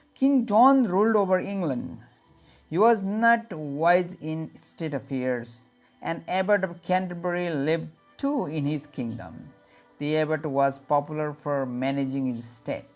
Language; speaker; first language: English; non-native, local second language; Nepali